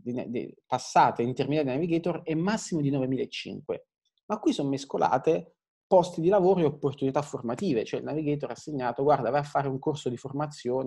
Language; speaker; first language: Italian; native; Italian